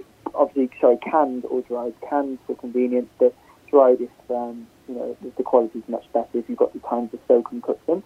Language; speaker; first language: English; native; English